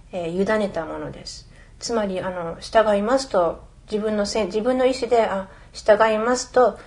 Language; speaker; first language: Japanese; early bilingual, other home language; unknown